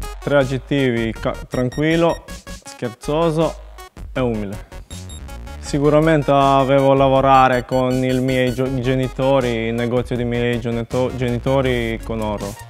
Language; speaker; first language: Italian; non-native, learner; Macedonian